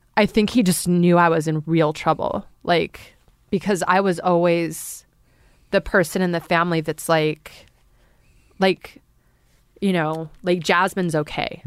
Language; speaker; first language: English; native; English